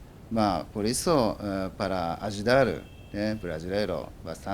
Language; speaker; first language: Portuguese; non-native, learner; Japanese